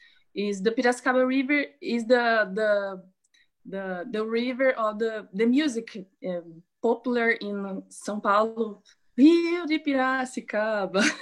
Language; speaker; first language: English; non-native, learner; Portuguese